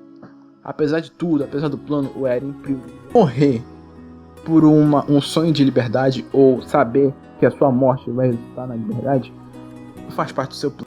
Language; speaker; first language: Portuguese; native; Portuguese